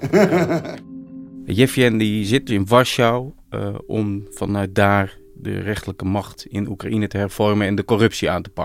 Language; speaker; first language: Dutch; native; Dutch